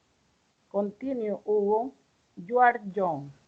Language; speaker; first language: English; non-native, learner; Spanish